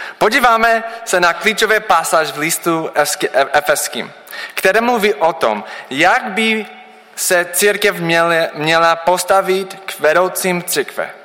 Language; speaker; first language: Czech; non-native, learner; English